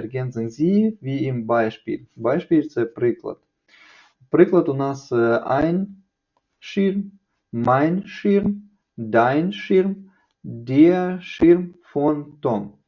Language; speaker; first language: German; non-native, fluent; Ukrainian